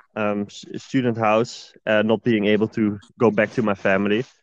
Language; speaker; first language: English; non-native, fluent; Dutch